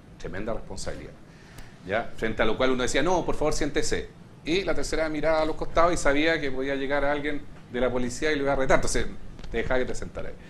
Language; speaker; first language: Spanish; non-native, fluent; Hungarian